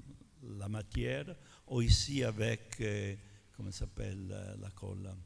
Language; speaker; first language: French; non-native, fluent; Italian